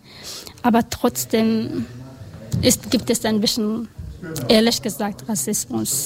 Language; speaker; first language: German; non-native, learner; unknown